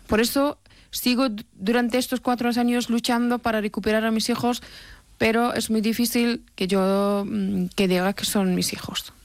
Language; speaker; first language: Spanish; non-native, fluent; Persian